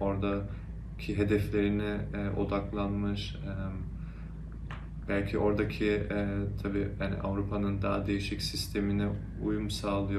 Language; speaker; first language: Turkish; early bilingual, heritage; Turkish